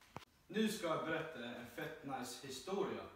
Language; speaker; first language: Swedish; non-native, learner; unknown